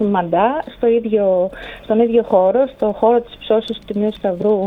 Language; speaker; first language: Greek; native; Greek